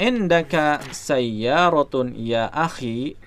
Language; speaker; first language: Arabic; non-native, learner; Indonesian